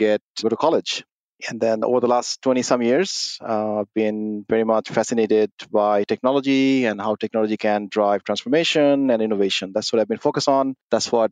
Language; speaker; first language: English; non-native, local second language; Bangla